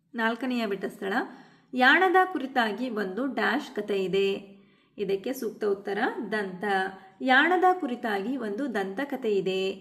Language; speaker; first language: Kannada; native; Kannada